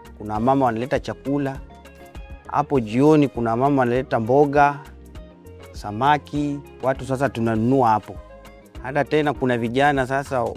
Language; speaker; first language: Swahili; non-native, local second language; Luyia